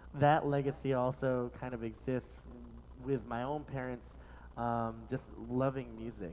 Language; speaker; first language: English; native; English